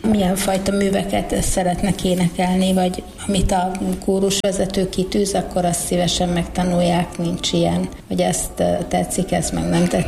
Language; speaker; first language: Hungarian; native; Hungarian